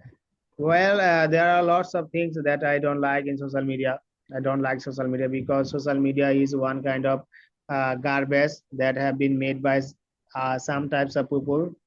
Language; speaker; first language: English; non-native, learner; Bangla